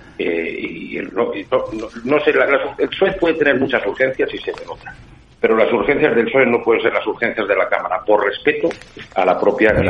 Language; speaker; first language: Spanish; native; Spanish